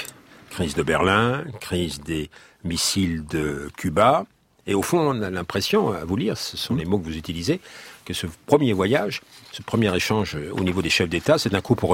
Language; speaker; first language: French; native; French